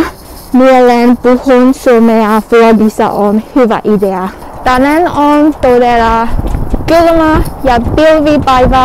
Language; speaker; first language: Finnish; non-native, learner; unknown